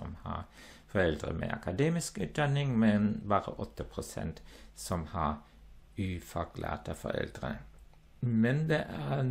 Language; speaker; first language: Norwegian; non-native, fluent; German